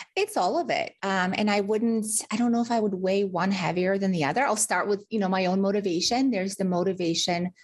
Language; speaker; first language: English; early bilingual, other home language; Russian